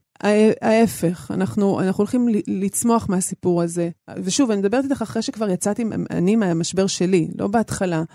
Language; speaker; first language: Hebrew; native; Hebrew